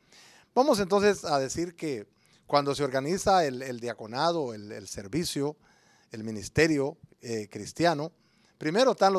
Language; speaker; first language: Spanish; native; Spanish